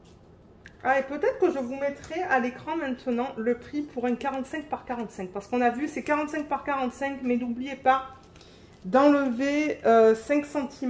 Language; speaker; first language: French; native; French